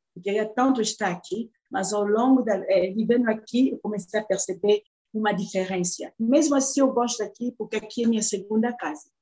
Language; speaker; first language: Portuguese; non-native, fluent; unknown